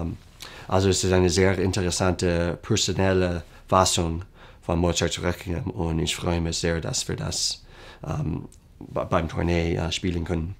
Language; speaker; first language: German; non-native, fluent; English